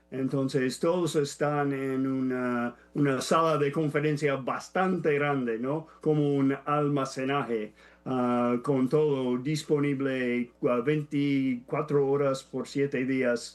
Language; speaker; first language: Spanish; non-native, fluent; English